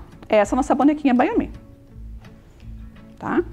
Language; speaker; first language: Portuguese; native; Portuguese